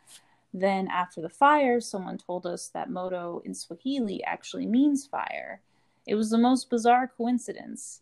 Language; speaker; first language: English; native; English